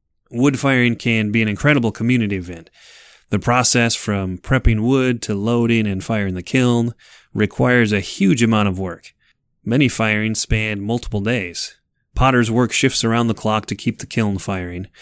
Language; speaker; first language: English; native; English